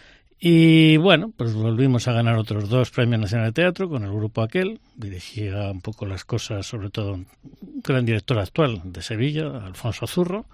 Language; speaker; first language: Spanish; native; Spanish